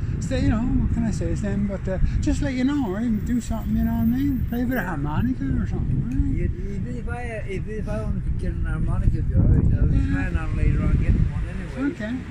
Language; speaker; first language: English; native; English